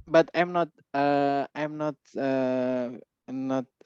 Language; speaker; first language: English; non-native, learner; Indonesian